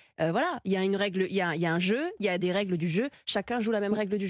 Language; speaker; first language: French; native; French